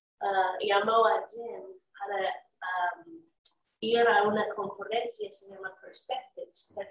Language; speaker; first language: Spanish; non-native, learner; English